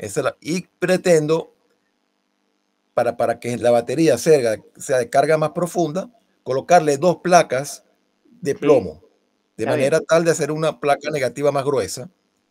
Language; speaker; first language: Spanish; native; Spanish